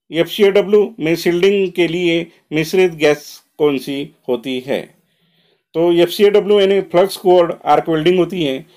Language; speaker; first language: Hindi; non-native, local second language; Marathi